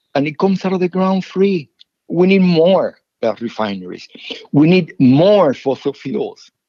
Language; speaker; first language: English; non-native, fluent; Spanish